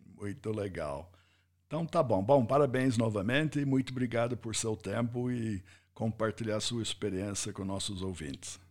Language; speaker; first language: Portuguese; non-native, fluent; English